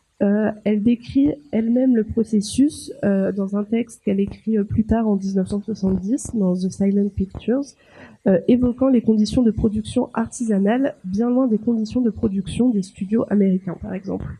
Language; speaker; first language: French; native; French